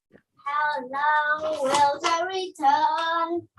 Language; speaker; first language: English; non-native, learner; Vietnamese